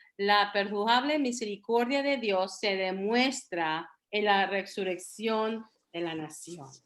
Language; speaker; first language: Spanish; early bilingual, heritage; Spanish